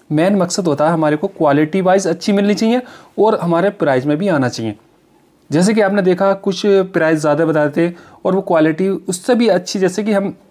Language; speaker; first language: Hindi; native; Hindi